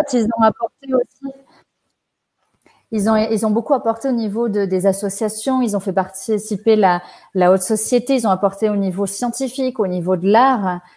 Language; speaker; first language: French; native; French